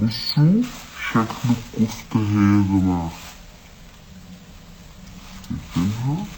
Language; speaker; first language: Arabic; native; Arabic